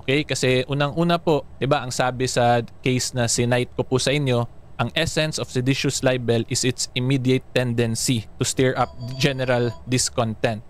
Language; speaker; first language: Filipino; non-native, local second language; Cebuano